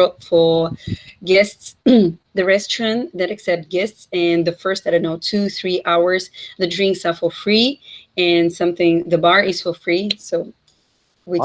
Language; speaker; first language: English; non-native, fluent; Russian